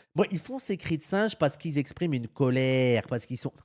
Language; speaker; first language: French; native; French